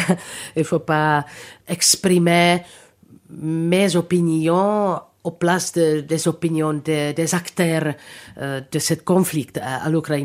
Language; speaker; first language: French; non-native, fluent; Czech